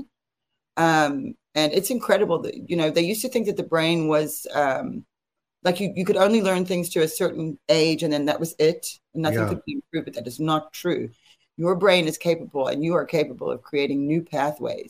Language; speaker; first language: English; native; English